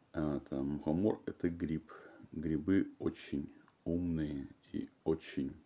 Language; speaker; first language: Russian; native; Russian